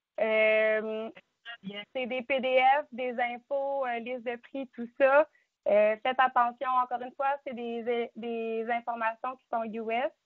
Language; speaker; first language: French; native; French